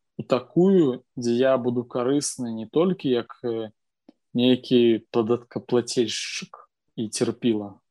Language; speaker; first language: Belarusian; non-native, local second language; Russian